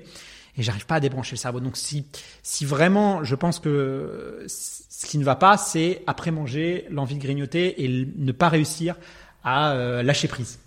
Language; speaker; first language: French; native; French